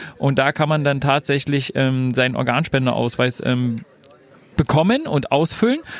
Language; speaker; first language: German; native; German